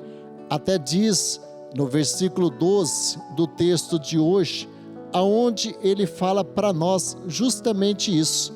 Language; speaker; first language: Portuguese; native; Portuguese